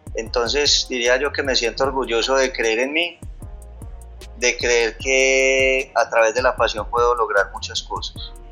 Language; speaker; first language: Spanish; native; Spanish